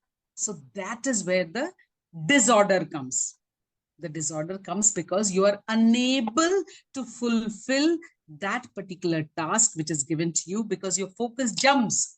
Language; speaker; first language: English; non-native, local second language; Tamil